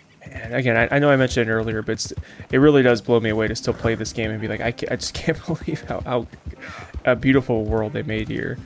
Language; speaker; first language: English; native; English